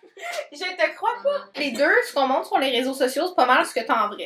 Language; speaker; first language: French; native; French